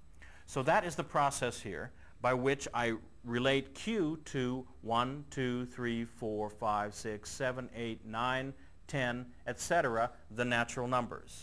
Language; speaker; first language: English; native; English